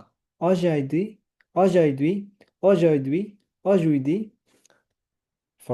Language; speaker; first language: French; non-native, learner; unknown